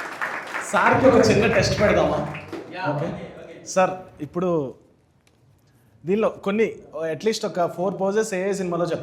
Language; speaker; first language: Telugu; native; Telugu